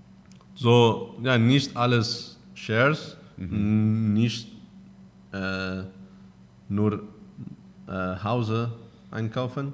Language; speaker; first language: German; non-native, learner; Spanish